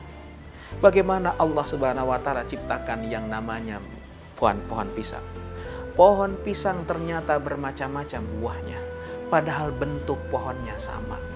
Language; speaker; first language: Indonesian; native; Indonesian